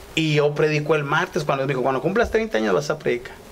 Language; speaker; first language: Spanish; native; Spanish